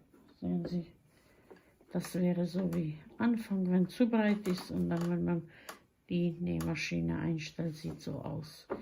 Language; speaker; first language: German; non-native, fluent; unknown